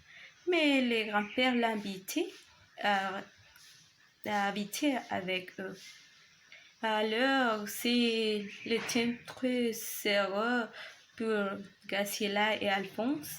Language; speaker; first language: French; non-native, learner; Spanish